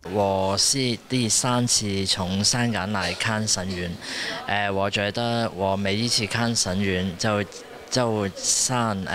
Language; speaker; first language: Chinese; non-native, local second language; Cantonese